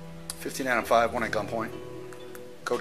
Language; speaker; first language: English; native; English